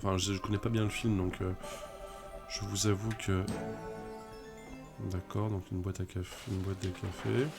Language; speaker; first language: French; native; French